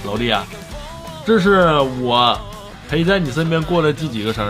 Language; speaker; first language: Chinese; native; Chinese